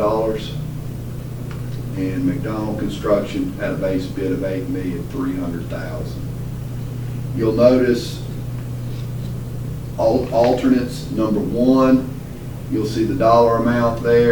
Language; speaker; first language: English; native; English